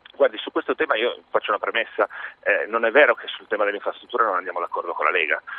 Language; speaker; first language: Italian; native; Italian